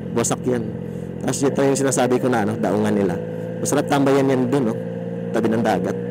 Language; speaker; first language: Filipino; non-native, local second language; Cebuano